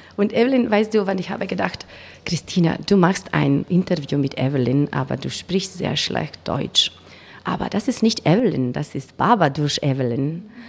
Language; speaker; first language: German; non-native, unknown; Macedonian